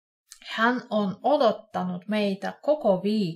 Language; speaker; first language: Finnish; non-native, fluent; Russian